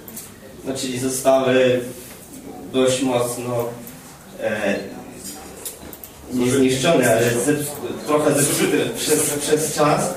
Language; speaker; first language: Polish; non-native, fluent; Ukrainian